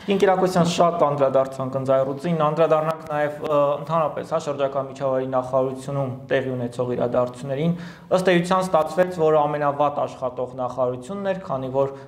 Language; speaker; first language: Armenian; native; Armenian